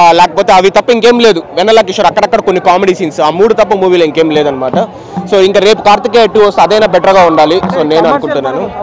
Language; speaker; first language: Telugu; native; Telugu